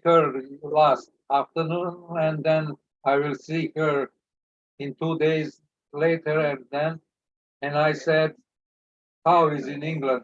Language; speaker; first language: English; non-native, learner; Serbian